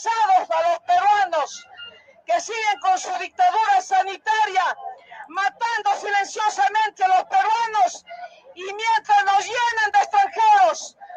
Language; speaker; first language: Spanish; native; Spanish